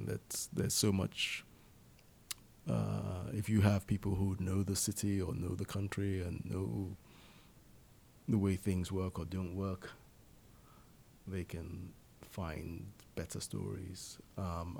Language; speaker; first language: English; native; English